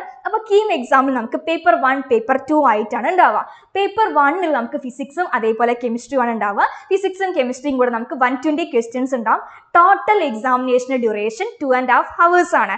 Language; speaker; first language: Malayalam; native; Malayalam